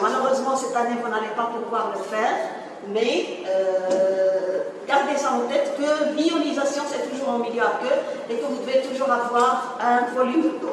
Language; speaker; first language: French; non-native, local second language; Arabic